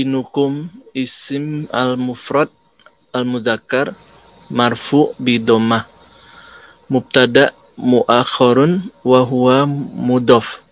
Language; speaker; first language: Arabic; non-native, learner; Indonesian